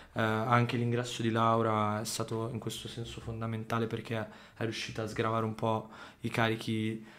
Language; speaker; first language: Italian; native; Italian